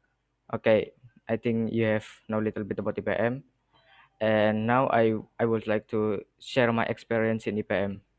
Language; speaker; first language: English; non-native, learner; Indonesian